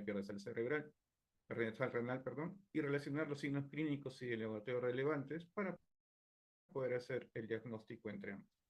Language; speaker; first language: Spanish; native; Spanish